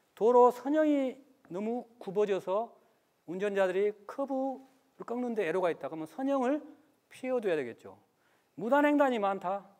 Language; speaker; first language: Korean; native; Korean